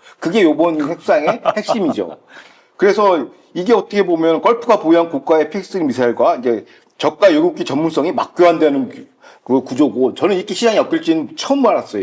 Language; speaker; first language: Korean; native; Korean